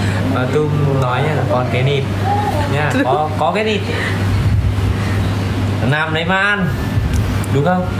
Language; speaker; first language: Vietnamese; native; Vietnamese